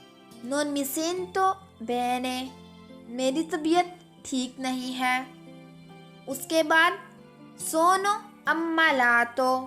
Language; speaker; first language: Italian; non-native, fluent; Urdu